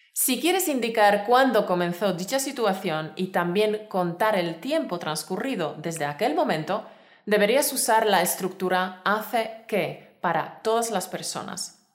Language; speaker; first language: Spanish; native; Spanish